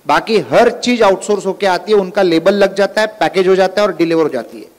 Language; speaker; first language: Hindi; non-native, local second language; Marathi